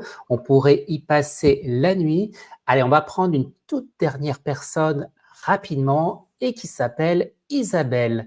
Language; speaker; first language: French; native; French